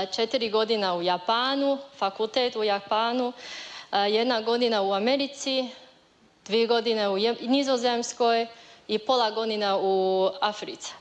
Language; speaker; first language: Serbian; non-native, learner; Chinese